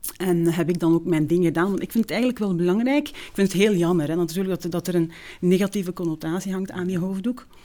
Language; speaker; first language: Dutch; early bilingual, other home language; Turkish